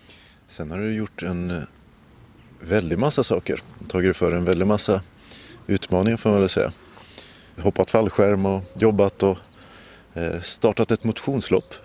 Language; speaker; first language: Swedish; native; Swedish